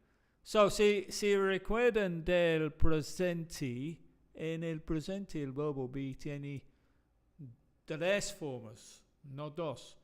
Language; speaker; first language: Spanish; non-native, fluent; English